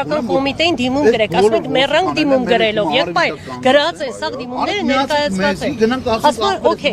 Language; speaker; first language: Armenian; native; Armenian